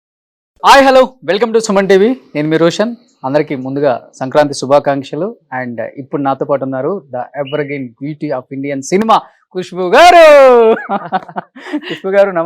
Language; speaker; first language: Telugu; native; Telugu